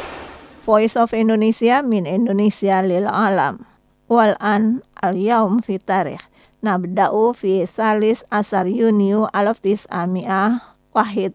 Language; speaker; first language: Arabic; non-native, fluent; Indonesian